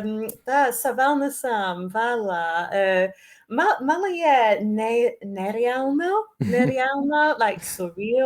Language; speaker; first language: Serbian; non-native, learner; English